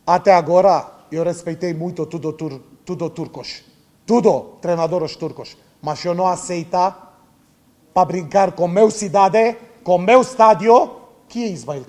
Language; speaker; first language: Portuguese; non-native, learner; Romanian